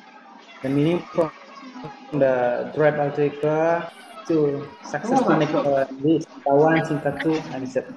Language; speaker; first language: English; non-native, learner; Indonesian